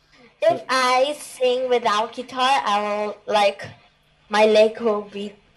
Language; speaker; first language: English; non-native, learner; Thai